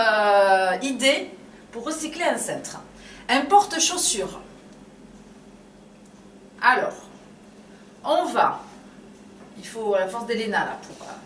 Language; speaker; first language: French; native; French